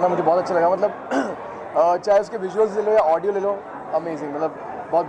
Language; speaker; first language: Hindi; native; Hindi